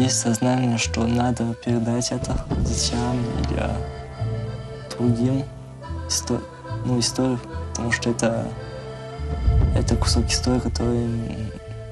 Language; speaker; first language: Russian; early bilingual, heritage; Russian